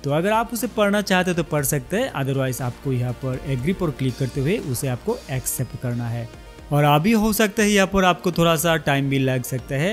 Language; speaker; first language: Hindi; non-native, local second language; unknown